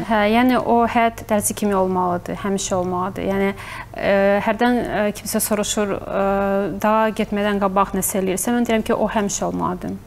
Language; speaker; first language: Azerbaijani; early bilingual, heritage; Azerbaijani